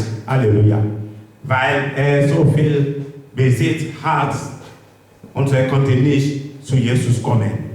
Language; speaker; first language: German; non-native, learner; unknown